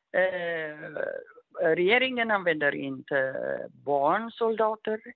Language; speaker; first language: Swedish; non-native, fluent; Amharic